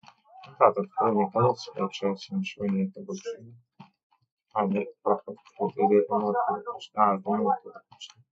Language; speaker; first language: Russian; native; Russian